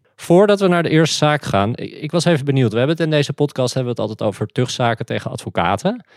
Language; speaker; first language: Dutch; native; Dutch